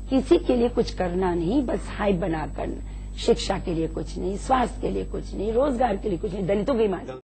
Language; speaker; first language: Hindi; native; Hindi